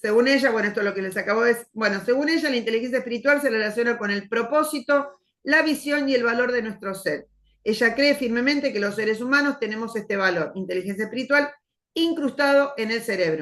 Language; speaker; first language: Spanish; native; Spanish